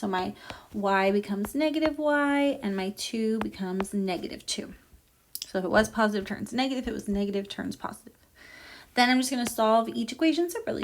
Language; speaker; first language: English; native; English